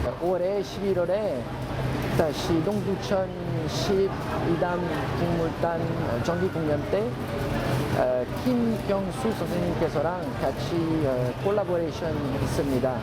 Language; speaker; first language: Korean; non-native, fluent; French